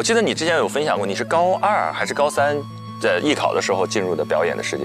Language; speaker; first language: Chinese; native; Chinese